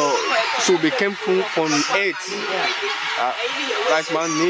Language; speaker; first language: German; non-native, fluent; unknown